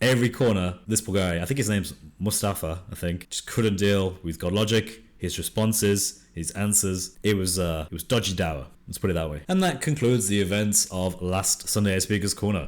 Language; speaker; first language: English; native; English